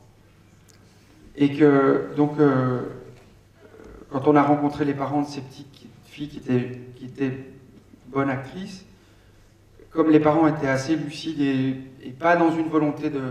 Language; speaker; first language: French; native; French